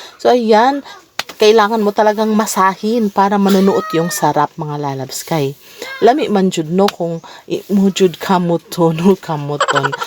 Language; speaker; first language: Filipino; non-native, local second language; Cebuano